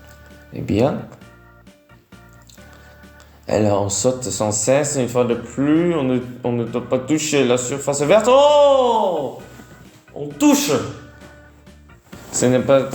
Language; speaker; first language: French; non-native, learner; Vietnamese